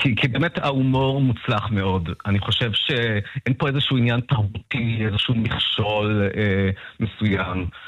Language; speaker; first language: Hebrew; early bilingual, other home language; Russian